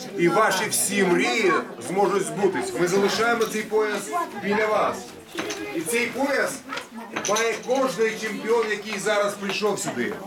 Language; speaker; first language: Ukrainian; non-native, local second language; Russian